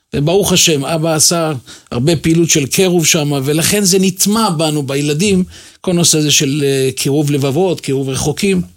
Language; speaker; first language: Hebrew; native; Hebrew